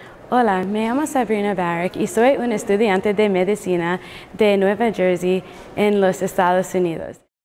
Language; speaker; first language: Spanish; non-native, learner; English